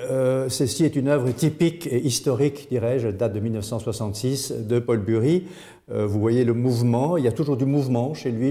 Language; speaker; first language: French; native; French